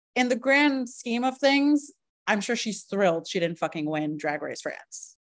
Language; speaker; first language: English; early bilingual, other home language; Spanish